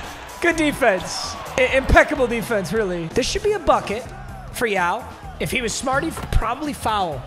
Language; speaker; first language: English; native; English